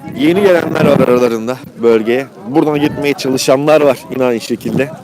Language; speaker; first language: Turkish; native; Turkish